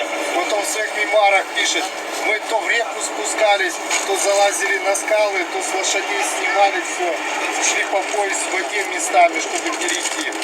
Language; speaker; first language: Russian; native; Russian